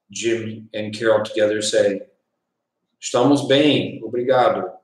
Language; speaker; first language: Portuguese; non-native, learner; English